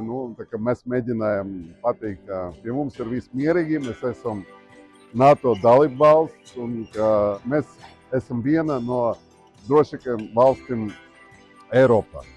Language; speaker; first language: Latvian; non-native, local second language; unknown